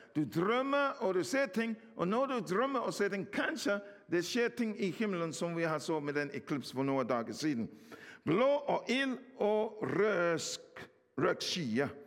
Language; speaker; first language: Norwegian; non-native, fluent; English